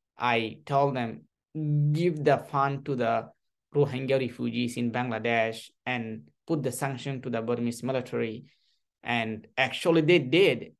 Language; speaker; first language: English; non-native, learner; Rohingya